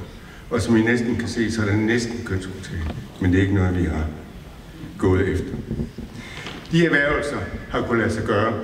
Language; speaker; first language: Danish; native; Danish